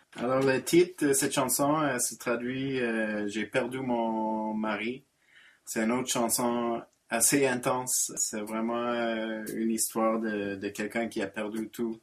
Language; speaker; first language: French; non-native, local second language; English